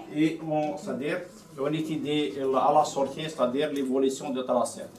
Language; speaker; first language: French; non-native, local second language; Arabic